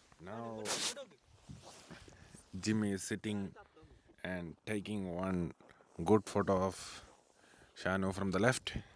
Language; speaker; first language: English; non-native, local second language; Malayalam